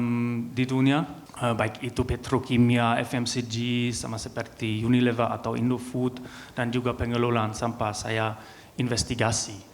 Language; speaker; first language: Indonesian; non-native, learner; German